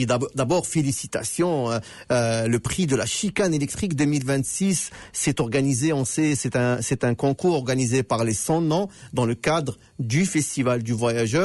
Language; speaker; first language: French; native; French